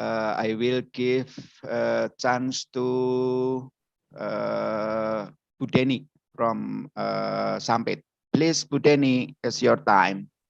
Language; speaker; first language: English; non-native, learner; Indonesian